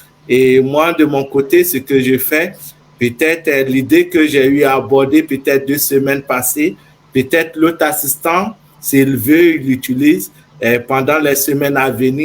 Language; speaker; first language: French; non-native, fluent; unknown